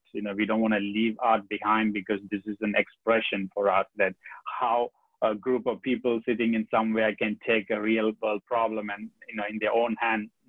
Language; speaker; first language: English; non-native, local second language; Tamil